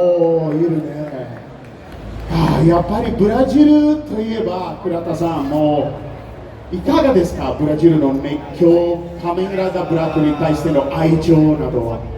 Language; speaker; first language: Japanese; non-native, fluent; Portuguese